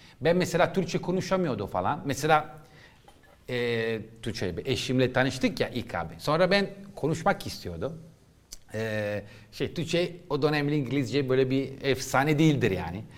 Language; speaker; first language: Turkish; non-native, learner; Italian